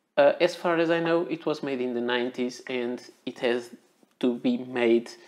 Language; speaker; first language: English; non-native, fluent; Portuguese